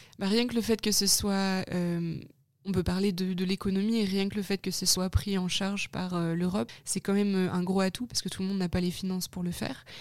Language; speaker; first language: French; native; French